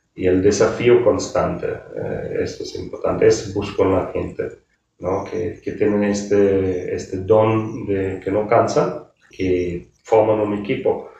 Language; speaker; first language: Spanish; non-native, fluent; German